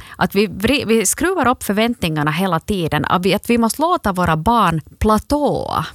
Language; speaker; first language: Swedish; native; Swedish